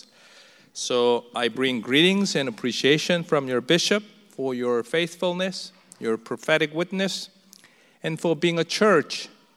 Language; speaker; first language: English; non-native, fluent; Korean